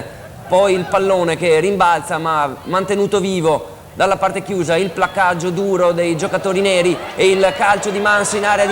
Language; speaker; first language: Italian; native; Italian